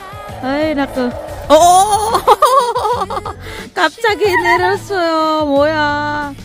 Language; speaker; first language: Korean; non-native, learner; Filipino